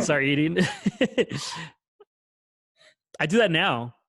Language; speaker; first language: English; native; English